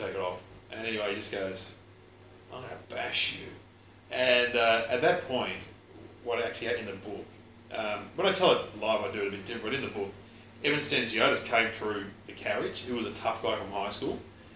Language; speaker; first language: English; native; English